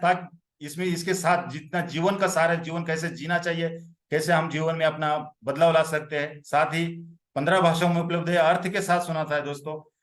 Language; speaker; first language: Hindi; non-native, local second language; Marathi